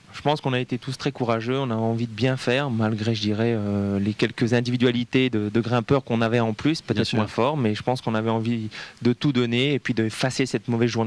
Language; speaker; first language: French; native; French